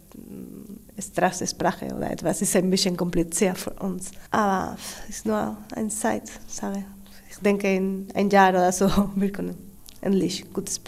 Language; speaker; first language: German; non-native, learner; Spanish